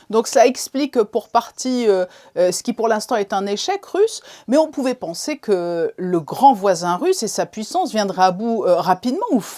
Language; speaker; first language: French; native; French